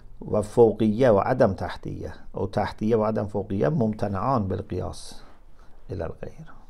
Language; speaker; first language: Arabic; non-native, fluent; Persian